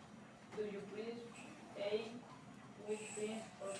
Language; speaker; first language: English; non-native, learner; Spanish